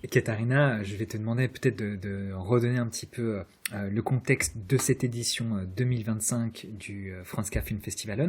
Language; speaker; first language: French; native; French